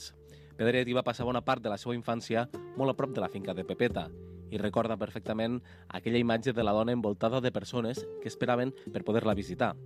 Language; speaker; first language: Catalan; native; Catalan